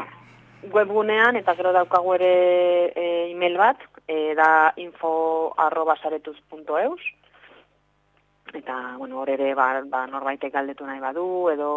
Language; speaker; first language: Basque; non-native, local second language; Spanish